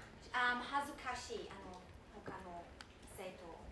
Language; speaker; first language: Japanese; non-native, fluent; English